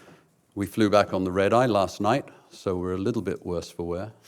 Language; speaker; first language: English; native; English